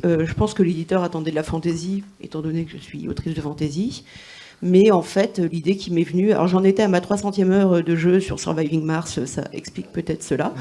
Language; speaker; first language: French; native; French